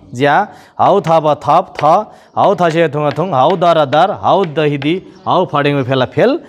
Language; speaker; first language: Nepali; non-native, local second language; Eastern Tamang